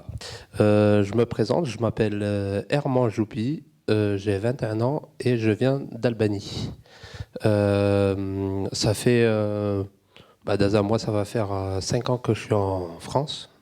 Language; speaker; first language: French; non-native, fluent; Albanian